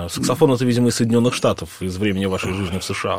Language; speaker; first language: Russian; native; Russian